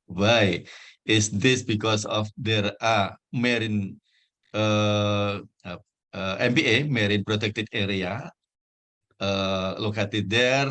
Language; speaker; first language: English; non-native, fluent; Indonesian